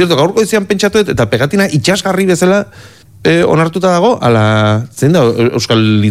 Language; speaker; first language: Basque; native; Basque